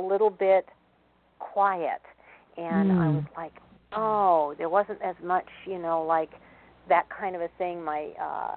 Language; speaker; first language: English; native; English